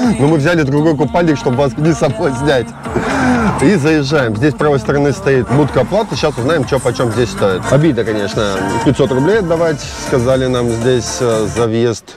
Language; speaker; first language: Russian; native; Russian